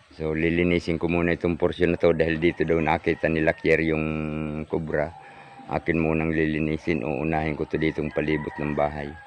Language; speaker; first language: Filipino; native; Filipino